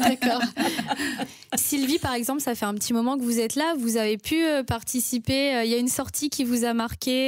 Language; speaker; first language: French; native; French